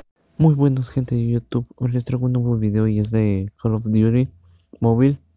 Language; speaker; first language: Spanish; native; Spanish